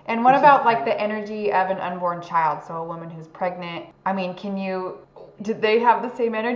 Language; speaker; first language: English; native; English